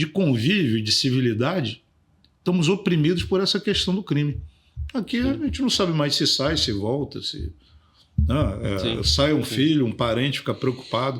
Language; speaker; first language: Portuguese; native; Portuguese